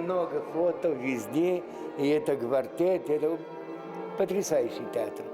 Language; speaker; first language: Russian; non-native, learner; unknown